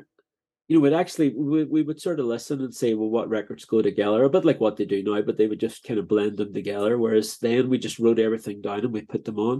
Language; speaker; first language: English; native; English